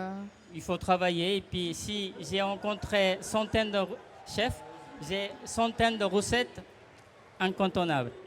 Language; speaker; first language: French; non-native, fluent; Japanese